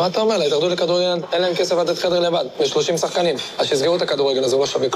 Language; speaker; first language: Hebrew; native; Hebrew